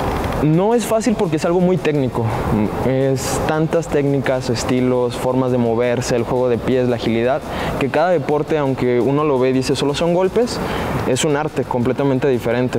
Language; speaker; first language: Spanish; native; Spanish